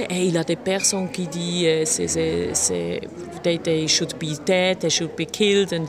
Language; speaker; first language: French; non-native, local second language; German